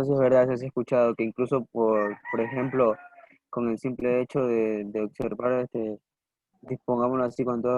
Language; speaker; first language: Spanish; native; Spanish